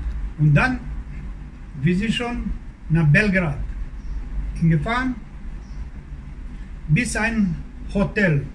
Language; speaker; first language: German; non-native, learner; Croatian